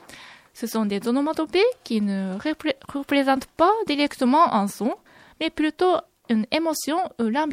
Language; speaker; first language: French; non-native, fluent; Japanese